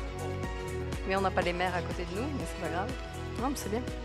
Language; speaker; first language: French; native; French